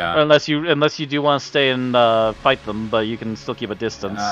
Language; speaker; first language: English; native; English